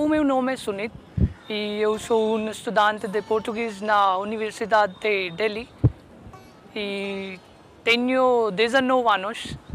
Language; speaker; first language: Portuguese; non-native, learner; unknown